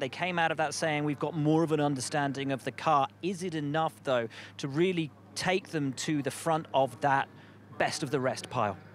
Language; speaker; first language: English; native; English